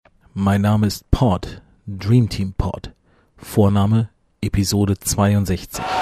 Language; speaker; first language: German; native; German